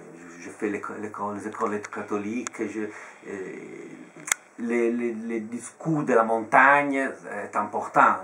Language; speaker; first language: French; non-native, fluent; Italian